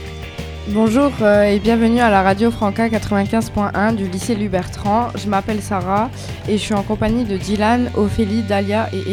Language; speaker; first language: French; native; French